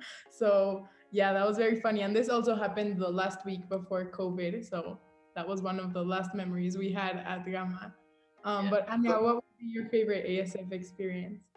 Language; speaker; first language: English; early bilingual, other home language; Spanish